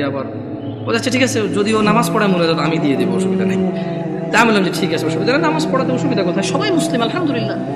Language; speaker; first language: Bangla; early bilingual, heritage; Bangla